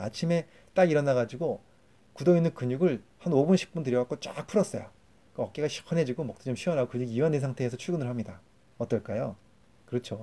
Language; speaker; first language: Korean; native; Korean